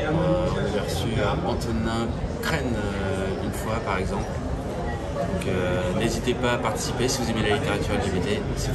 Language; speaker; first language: French; native; French